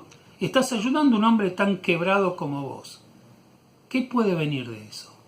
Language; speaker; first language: Spanish; native; Spanish